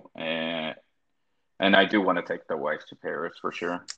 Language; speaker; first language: English; early bilingual, other home language; Spanish